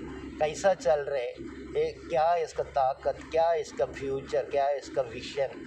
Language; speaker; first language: Hindi; non-native, local second language; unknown